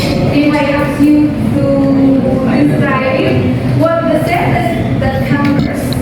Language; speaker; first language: English; non-native, learner; Indonesian